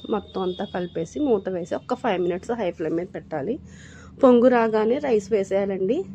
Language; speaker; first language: Telugu; non-native, local second language; Urdu